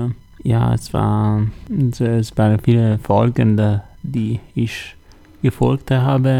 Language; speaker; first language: German; non-native, learner; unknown